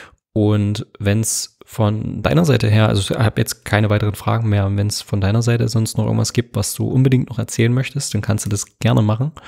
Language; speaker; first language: German; native; German